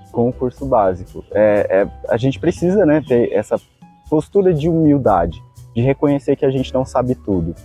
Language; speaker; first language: Portuguese; native; Portuguese